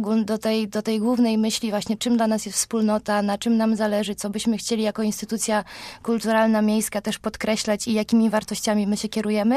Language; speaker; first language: Polish; native; Polish